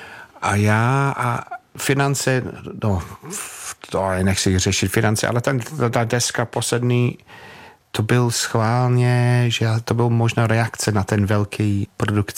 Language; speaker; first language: Czech; non-native, fluent; English